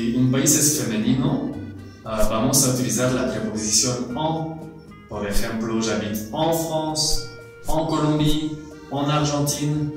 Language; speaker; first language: Spanish; non-native, fluent; French